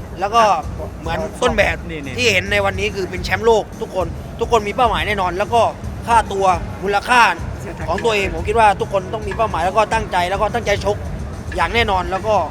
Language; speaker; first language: Thai; native; Thai